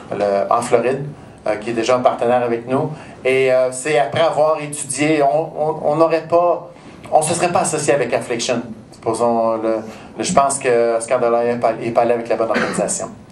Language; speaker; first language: French; native; French